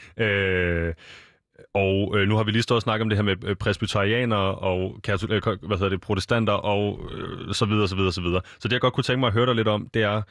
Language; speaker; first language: Danish; native; Danish